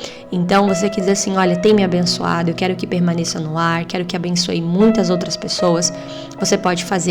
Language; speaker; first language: Portuguese; native; Portuguese